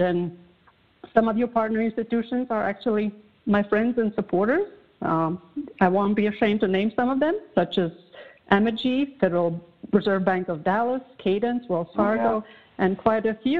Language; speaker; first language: English; non-native, fluent; Latvian